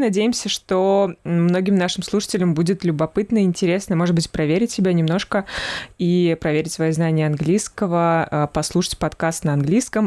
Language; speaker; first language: Russian; native; Russian